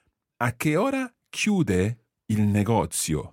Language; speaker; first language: Italian; non-native, fluent; English